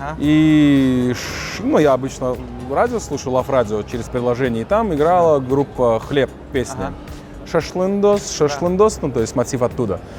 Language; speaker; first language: Russian; native; Russian